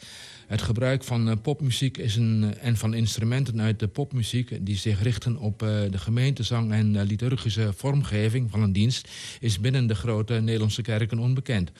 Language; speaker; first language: Dutch; native; Dutch